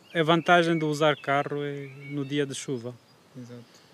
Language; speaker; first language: Portuguese; non-native, fluent; Turkish